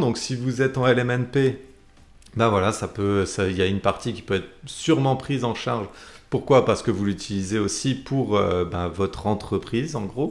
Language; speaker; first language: French; native; French